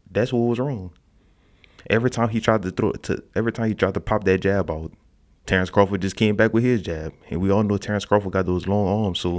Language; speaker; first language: English; native; English